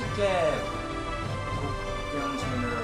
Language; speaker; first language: Korean; non-native, local second language; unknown